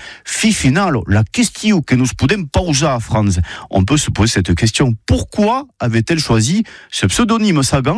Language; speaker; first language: French; native; French